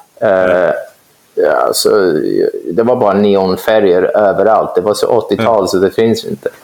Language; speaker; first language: Swedish; non-native, fluent; English